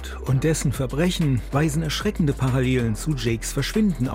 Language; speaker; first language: German; native; German